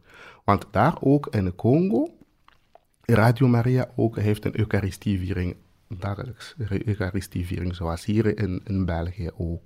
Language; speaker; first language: Dutch; non-native, fluent; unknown